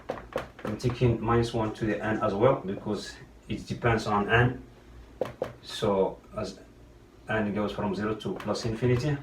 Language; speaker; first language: English; non-native, fluent; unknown